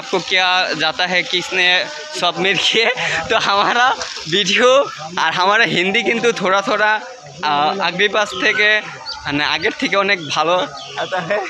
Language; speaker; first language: Hindi; non-native, learner; Bangla